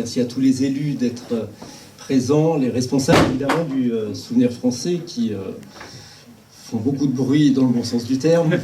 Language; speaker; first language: French; native; French